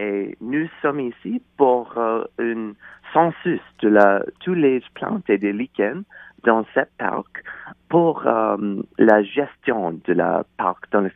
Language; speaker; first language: French; non-native, learner; English